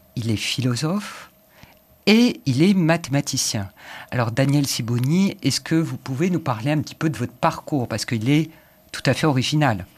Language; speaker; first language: French; native; French